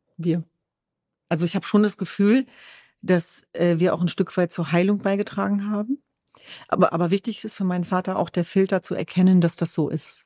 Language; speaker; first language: German; early bilingual, other home language; Kurdish